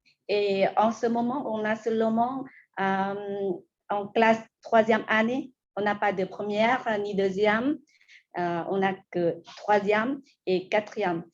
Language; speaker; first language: French; non-native, fluent; Lao